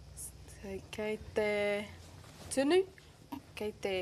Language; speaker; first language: Māori; non-native, learner; English